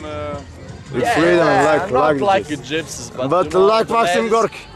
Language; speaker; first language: English; non-native, learner; Serbian